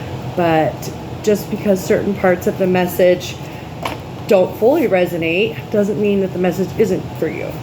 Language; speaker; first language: English; native; English